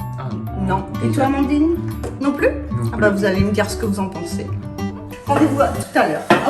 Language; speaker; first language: French; native; French